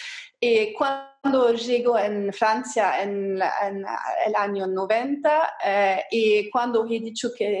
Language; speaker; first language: Spanish; non-native, fluent; German